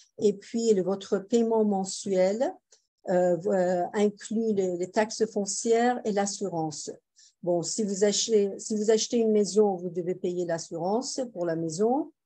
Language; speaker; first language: French; non-native, fluent; Persian